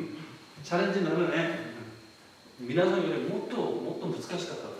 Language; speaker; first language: Japanese; non-native, fluent; Korean